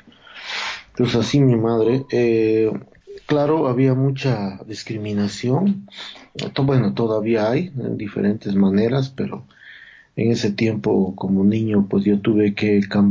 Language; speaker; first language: Spanish; non-native, local second language; Zapotec